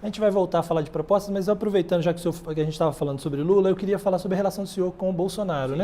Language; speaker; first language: Portuguese; native; Portuguese